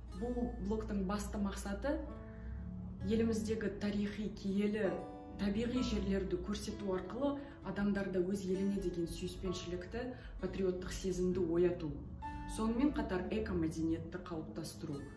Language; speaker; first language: Kazakh; non-native, local second language; Russian